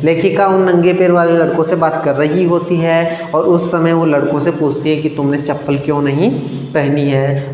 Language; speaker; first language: Hindi; native; Hindi